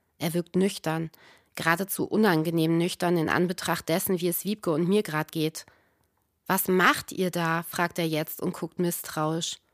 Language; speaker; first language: German; native; German